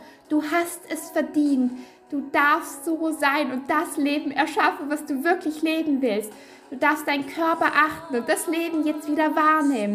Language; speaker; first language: German; native; German